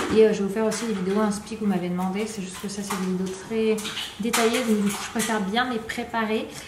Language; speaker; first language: French; native; French